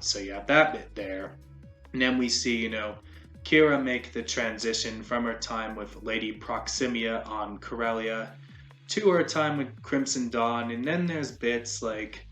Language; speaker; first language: English; native; English